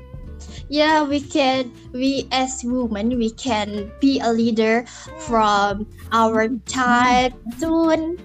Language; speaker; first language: English; non-native, learner; Indonesian